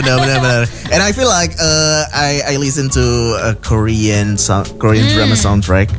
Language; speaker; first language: English; non-native, fluent; Indonesian